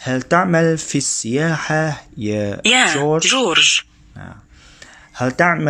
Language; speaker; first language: Arabic; non-native, learner; Indonesian